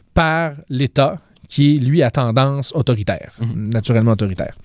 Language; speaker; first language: French; native; French